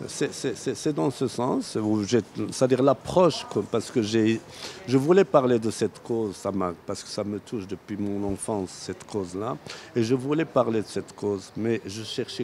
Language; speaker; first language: French; non-native, local second language; Arabic